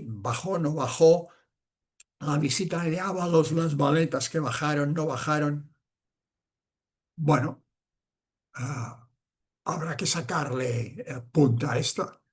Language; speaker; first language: Spanish; non-native, local second language; Catalan